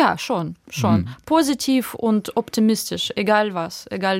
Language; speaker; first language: German; non-native, fluent; Russian